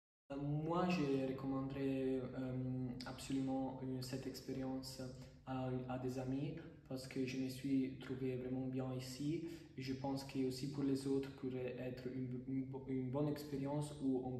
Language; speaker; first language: French; non-native, fluent; Italian